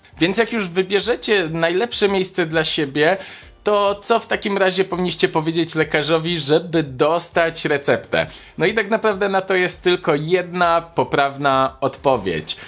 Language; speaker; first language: Polish; native; Polish